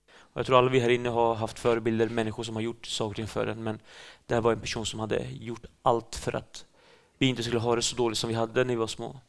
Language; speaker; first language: Swedish; early bilingual, other home language; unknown